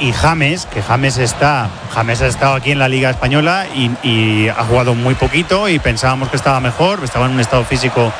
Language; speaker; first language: Spanish; native; Spanish